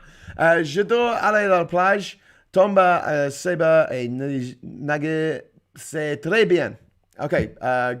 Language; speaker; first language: French; non-native, learner; English